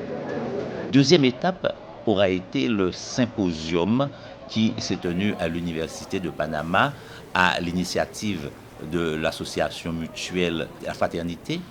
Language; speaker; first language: French; native; French